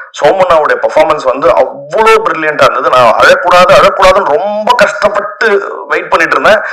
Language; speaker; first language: Tamil; native; Tamil